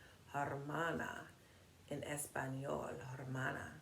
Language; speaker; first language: Spanish; non-native, learner; English